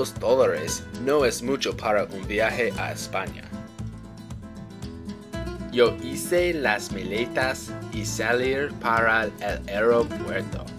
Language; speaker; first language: Spanish; non-native, learner; English